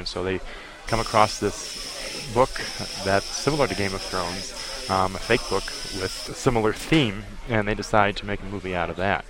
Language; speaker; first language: English; native; English